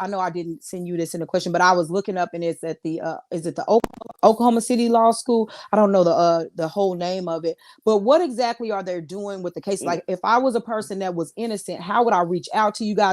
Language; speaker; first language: English; native; English